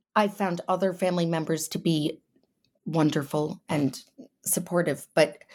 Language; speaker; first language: English; native; English